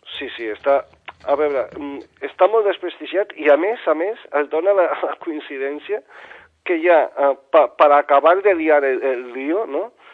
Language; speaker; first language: Catalan; non-native, local second language; Spanish